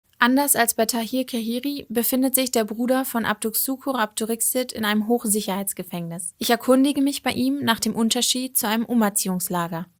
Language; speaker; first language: German; native; German